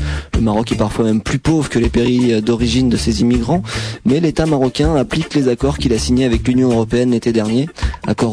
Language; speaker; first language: French; native; French